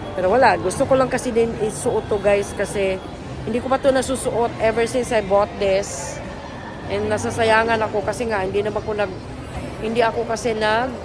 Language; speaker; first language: Filipino; native; Filipino